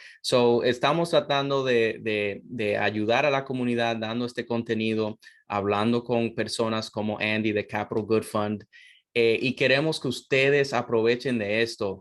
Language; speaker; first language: Spanish; non-native, fluent; English